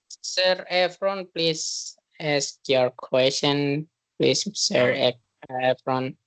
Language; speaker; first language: English; non-native, learner; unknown